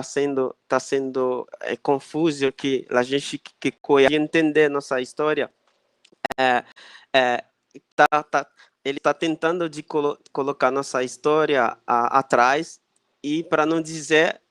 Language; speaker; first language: Portuguese; non-native, fluent; Haitian Creole